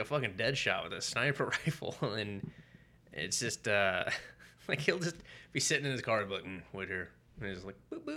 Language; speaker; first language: English; native; English